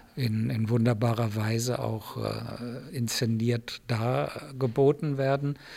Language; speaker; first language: German; native; German